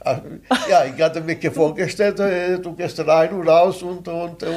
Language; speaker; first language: German; non-native, fluent; Italian